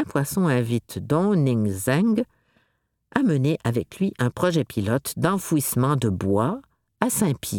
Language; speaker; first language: French; native; French